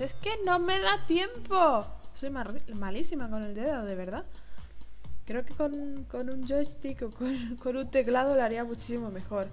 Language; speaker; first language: Spanish; native; Spanish